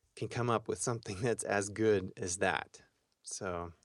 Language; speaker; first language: English; early bilingual, heritage; German